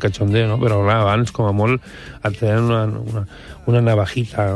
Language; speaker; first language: Catalan; native; Catalan